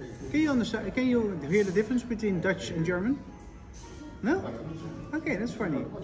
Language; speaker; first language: English; non-native, fluent; Dutch